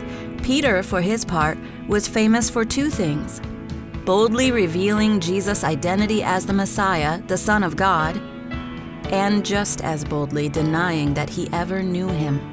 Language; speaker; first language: English; native; English